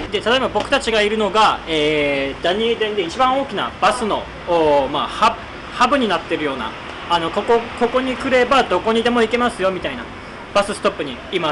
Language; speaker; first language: Japanese; native; Japanese